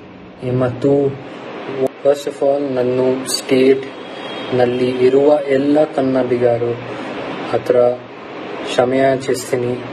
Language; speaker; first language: Kannada; non-native, learner; Hindi